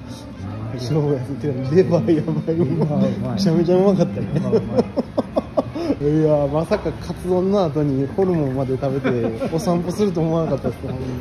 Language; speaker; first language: Japanese; native; Japanese